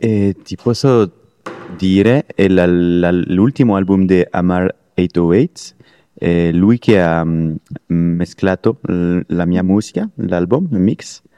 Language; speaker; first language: Italian; non-native, learner; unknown